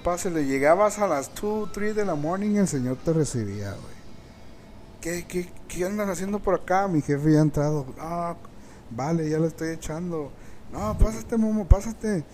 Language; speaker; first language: Spanish; early bilingual, heritage; Spanish